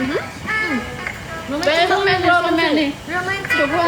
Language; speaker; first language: English; non-native, learner; Thai